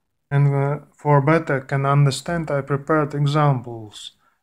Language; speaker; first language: English; non-native, learner; Latvian